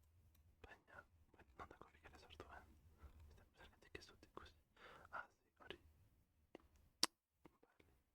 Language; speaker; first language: Basque; non-native, learner; French